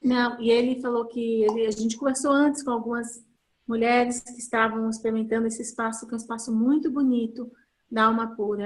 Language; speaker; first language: Portuguese; native; Portuguese